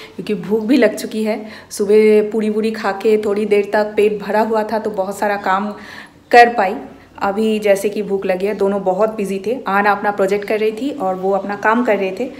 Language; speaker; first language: Hindi; native; Hindi